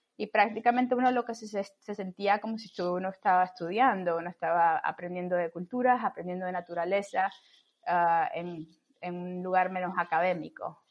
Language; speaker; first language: Spanish; native; Spanish